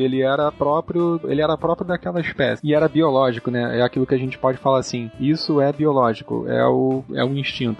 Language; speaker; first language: Portuguese; native; Portuguese